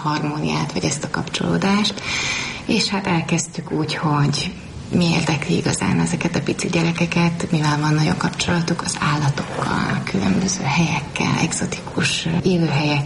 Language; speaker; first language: Hungarian; native; Hungarian